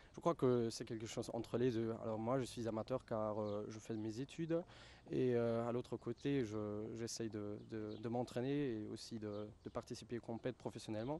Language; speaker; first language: French; non-native, fluent; German